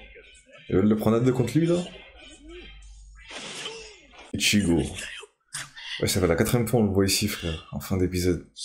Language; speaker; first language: French; native; French